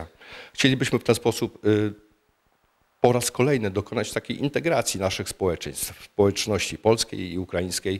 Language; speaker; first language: Polish; native; Polish